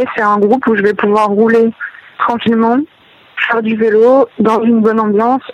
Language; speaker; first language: French; native; French